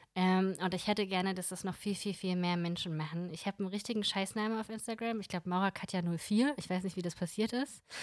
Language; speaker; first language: German; early bilingual, other home language; Russian